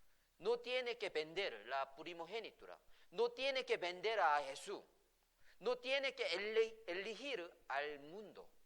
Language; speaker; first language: Spanish; non-native, fluent; Korean